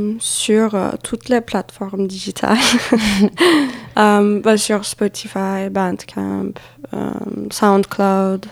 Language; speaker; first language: French; non-native, fluent; Turkish